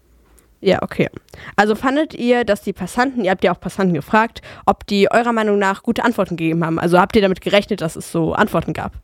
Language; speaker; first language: German; native; German